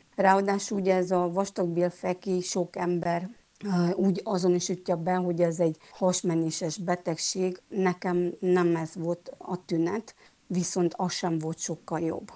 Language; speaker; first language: Hungarian; non-native, local second language; Romanian